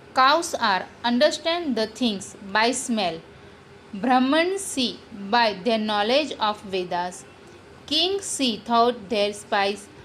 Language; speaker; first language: English; non-native, local second language; Gujarati